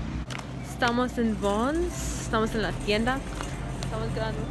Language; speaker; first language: Spanish; early bilingual, heritage; Spanish